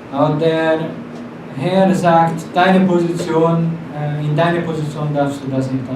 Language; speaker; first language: German; non-native, fluent; Portuguese